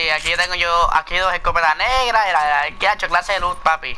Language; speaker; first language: Spanish; native; Spanish